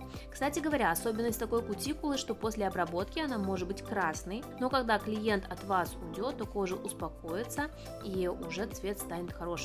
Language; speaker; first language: Russian; native; Russian